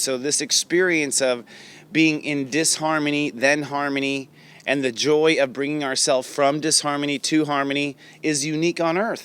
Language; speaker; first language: English; native; English